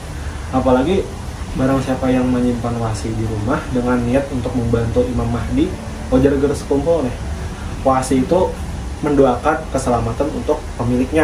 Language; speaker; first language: Indonesian; non-native, local second language; Banjar